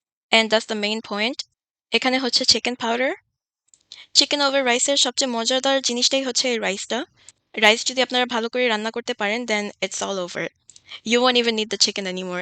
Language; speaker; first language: Bangla; early bilingual, heritage; Bangla